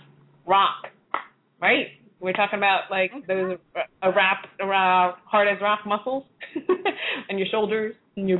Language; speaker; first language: English; non-native, local second language; Cantonese